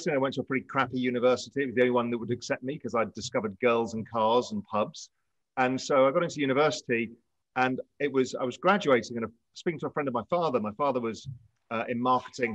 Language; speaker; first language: English; native; English